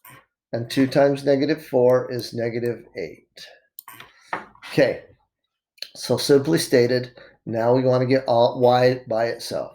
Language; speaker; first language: English; native; English